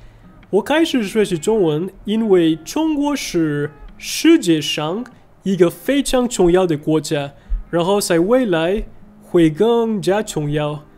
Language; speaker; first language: Chinese; non-native, learner; Spanish